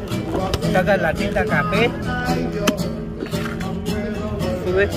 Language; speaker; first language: Spanish; native; Spanish